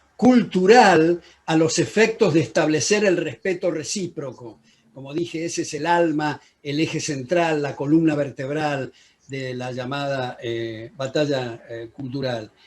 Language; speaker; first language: Spanish; native; Spanish